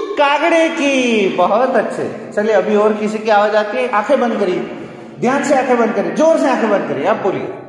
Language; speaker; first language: Hindi; non-native, local second language; Gujarati